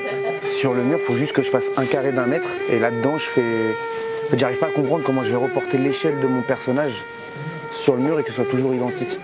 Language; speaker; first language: French; native; French